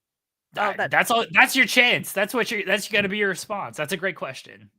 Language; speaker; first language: English; native; English